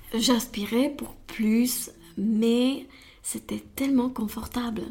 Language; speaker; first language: French; non-native, learner; Romanian